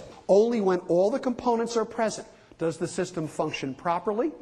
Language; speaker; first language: English; native; English